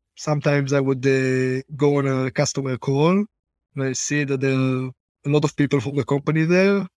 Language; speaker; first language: English; non-native, fluent; Hebrew